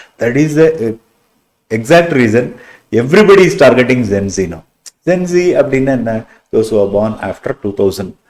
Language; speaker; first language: English; non-native, local second language; Tamil